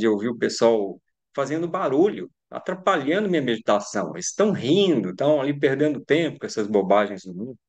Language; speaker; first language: Portuguese; native; Portuguese